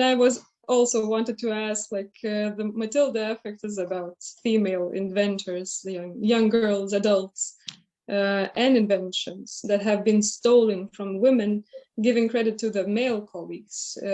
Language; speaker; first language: English; non-native, fluent; Lithuanian